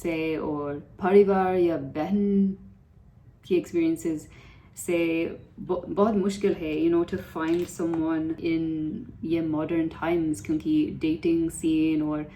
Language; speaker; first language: Hindi; non-native, learner; English